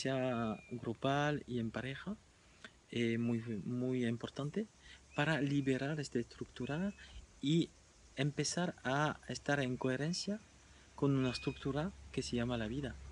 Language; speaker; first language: Spanish; non-native, fluent; French